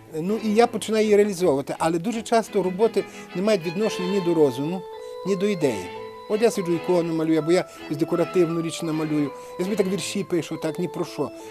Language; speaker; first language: Ukrainian; native; Ukrainian